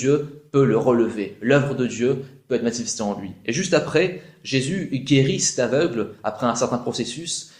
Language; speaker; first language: French; native; French